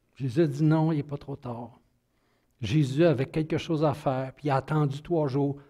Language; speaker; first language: French; native; French